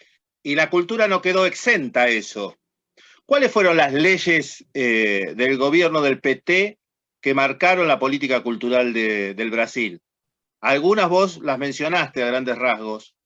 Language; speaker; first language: Spanish; native; Spanish